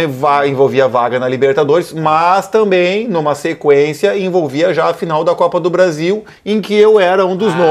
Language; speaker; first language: Portuguese; native; Portuguese